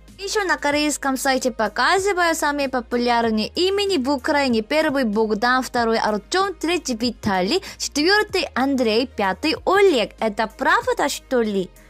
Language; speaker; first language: Russian; non-native, learner; Korean